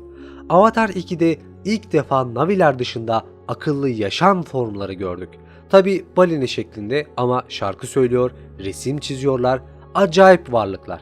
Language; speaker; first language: Turkish; native; Turkish